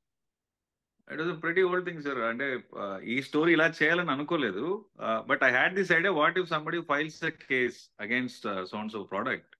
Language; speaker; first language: Telugu; native; Telugu